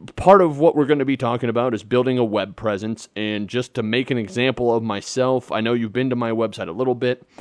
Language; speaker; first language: English; native; English